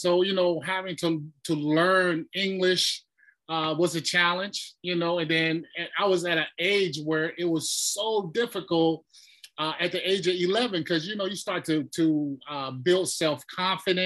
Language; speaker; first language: English; early bilingual, other home language; Tongan